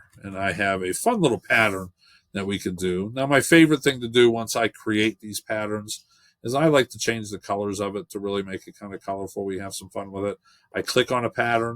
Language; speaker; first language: English; native; English